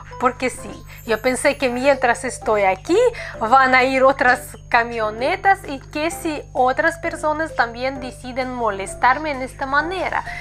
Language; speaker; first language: Spanish; non-native, fluent; Russian